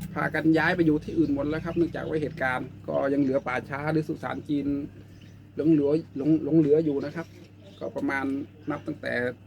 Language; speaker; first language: Thai; non-native, local second language; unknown